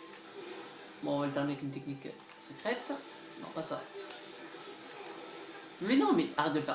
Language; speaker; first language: French; native; French